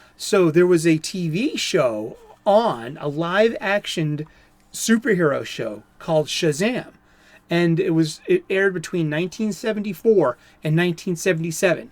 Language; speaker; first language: English; native; English